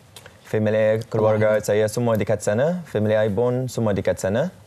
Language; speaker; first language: Indonesian; non-native, fluent; Arabic